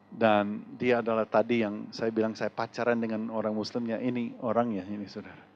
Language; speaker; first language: Indonesian; non-native, fluent; English